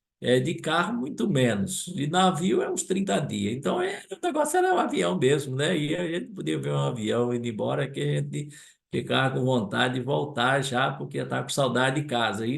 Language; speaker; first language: Portuguese; non-native, local second language; German